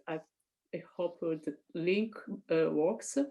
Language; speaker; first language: English; non-native, fluent; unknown